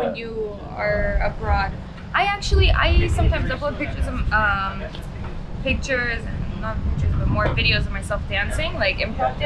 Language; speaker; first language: English; early bilingual, heritage; English